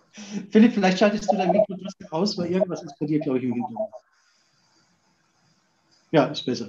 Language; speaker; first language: German; native; German